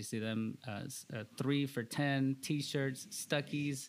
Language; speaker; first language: English; early bilingual, other home language; Spanish